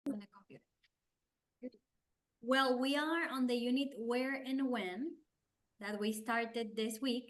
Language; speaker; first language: English; non-native, fluent; Spanish